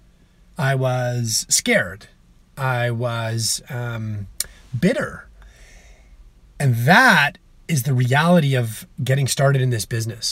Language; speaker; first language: English; native; English